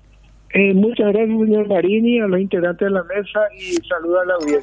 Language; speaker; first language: Spanish; native; Spanish